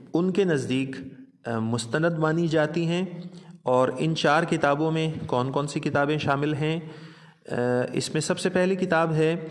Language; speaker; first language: Urdu; non-native, local second language; Punjabi